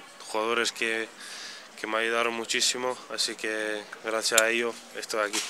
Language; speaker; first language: Spanish; non-native, fluent; Slovenian